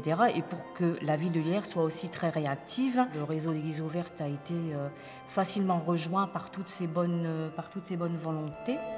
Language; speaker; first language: French; native; French